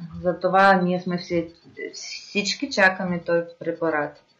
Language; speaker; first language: Bulgarian; non-native, fluent; Russian